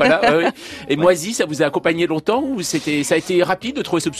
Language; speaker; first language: French; native; French